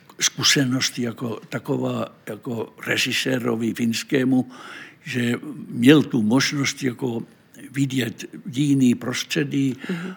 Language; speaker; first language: Czech; non-native, fluent; Finnish